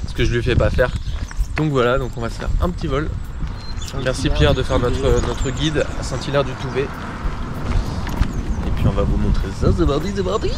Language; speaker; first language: French; native; French